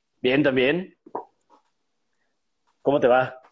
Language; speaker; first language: Spanish; native; Spanish